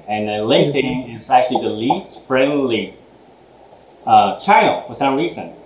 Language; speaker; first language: English; early bilingual, other home language; Chinese